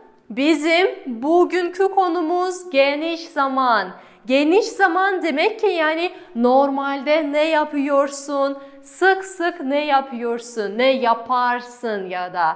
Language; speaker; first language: Turkish; non-native, fluent; Kazakh